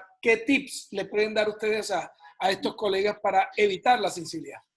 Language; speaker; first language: Spanish; native; Spanish